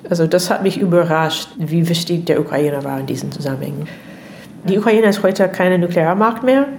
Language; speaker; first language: German; non-native, fluent; English